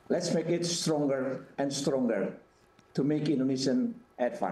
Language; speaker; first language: English; non-native, fluent; Indonesian